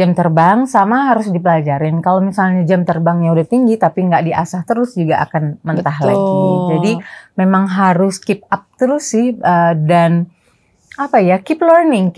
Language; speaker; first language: Indonesian; native; Indonesian